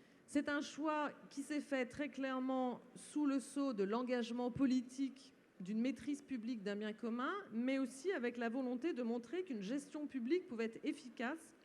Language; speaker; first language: French; native; French